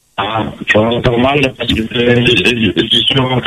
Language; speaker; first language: French; non-native, local second language; Réunion Creole French